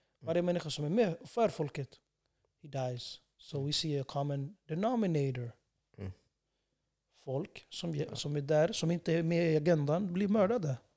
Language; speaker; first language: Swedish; early bilingual, other home language; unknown